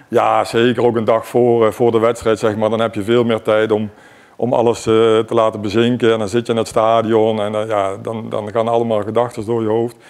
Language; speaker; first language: Dutch; native; Dutch